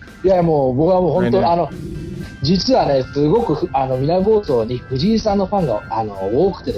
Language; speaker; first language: Japanese; native; Japanese